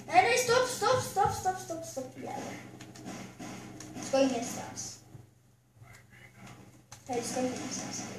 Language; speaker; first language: Swedish; early bilingual, other home language; Albanian